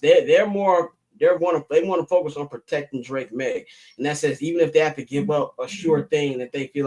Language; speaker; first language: English; native; English